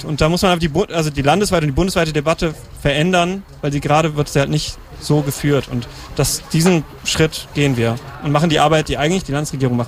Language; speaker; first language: German; native; German